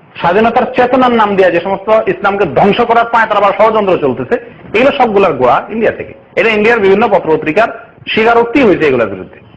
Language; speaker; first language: Bangla; native; Bangla